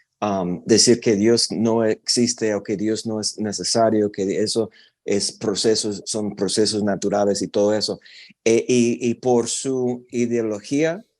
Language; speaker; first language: Spanish; non-native, fluent; English